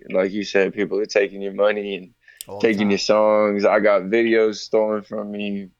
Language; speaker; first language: English; native; English